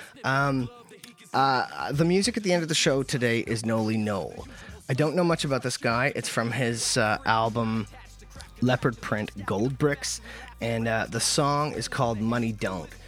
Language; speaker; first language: English; native; English